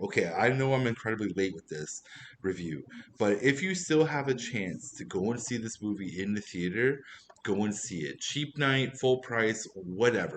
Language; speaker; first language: English; native; English